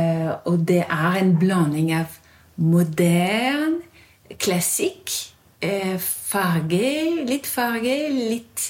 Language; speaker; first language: Norwegian; non-native, fluent; French